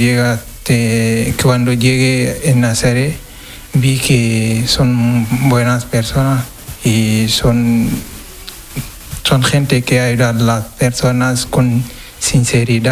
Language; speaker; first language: Spanish; non-native, learner; Wolof